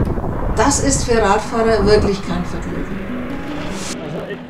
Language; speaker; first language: German; native; German